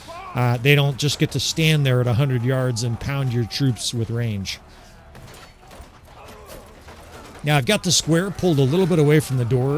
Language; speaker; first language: English; native; English